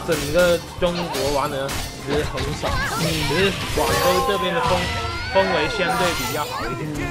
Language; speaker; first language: Chinese; native; Chinese